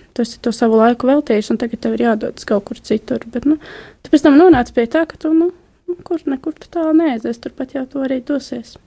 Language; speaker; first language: Latvian; native; Latvian